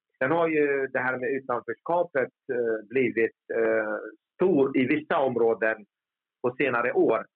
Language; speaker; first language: Swedish; early bilingual, other home language; Turoyo